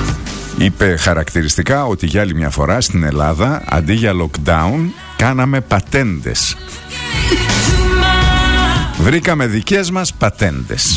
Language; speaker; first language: Greek; native; Greek